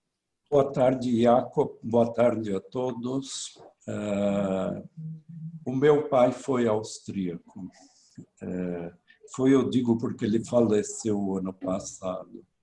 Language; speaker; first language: Portuguese; early bilingual, other home language; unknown